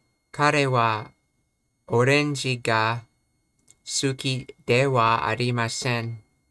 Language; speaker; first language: Japanese; non-native, learner; English